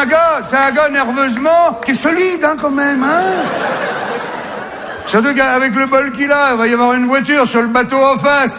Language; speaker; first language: French; native; French